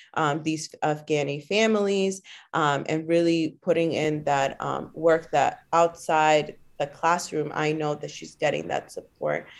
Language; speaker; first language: English; early bilingual, other home language; Spanish